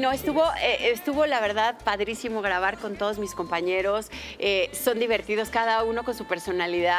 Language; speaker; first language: Spanish; native; Spanish